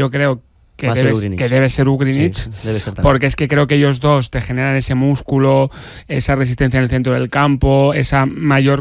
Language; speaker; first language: Spanish; native; Spanish